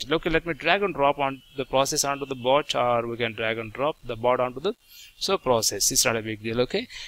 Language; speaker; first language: English; non-native, local second language; Telugu